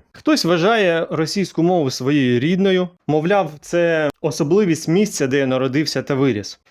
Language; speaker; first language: Ukrainian; non-native, local second language; Russian